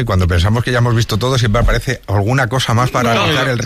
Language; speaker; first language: Spanish; native; Spanish